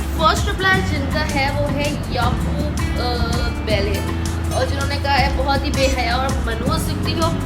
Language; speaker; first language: Urdu; native; Urdu